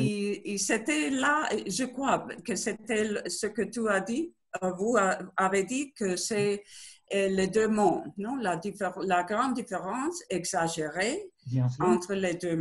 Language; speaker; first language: French; non-native, learner; Spanish